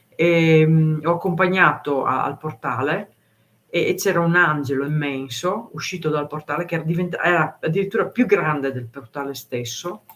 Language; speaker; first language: Italian; native; Italian